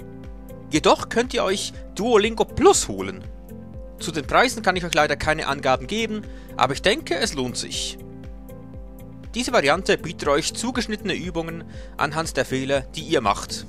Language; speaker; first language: German; native; German